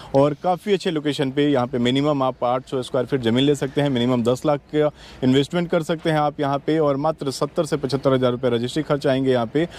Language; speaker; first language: Hindi; native; Hindi